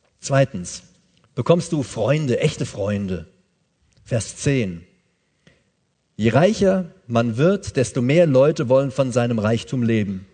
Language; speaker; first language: German; native; German